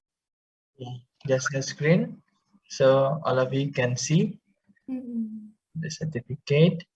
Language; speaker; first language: English; non-native, fluent; Indonesian